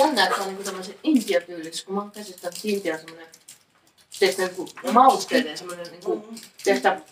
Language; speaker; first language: Finnish; native; Finnish